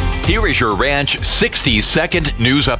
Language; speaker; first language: English; native; English